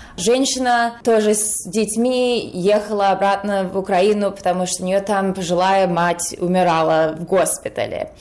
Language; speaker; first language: Russian; early bilingual, heritage; Russian